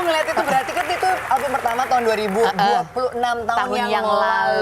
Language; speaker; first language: Indonesian; native; Indonesian